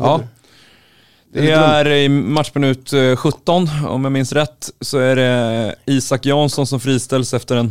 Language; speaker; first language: Swedish; native; Swedish